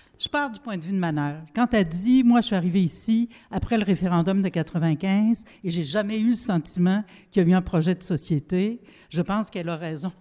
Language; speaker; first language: French; native; French